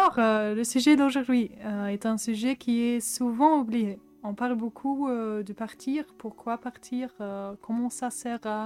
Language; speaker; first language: French; non-native, fluent; German